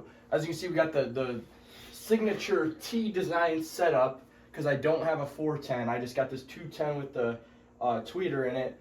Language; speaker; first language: English; native; English